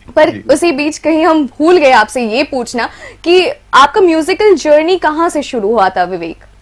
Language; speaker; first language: Hindi; non-native, local second language; Bangla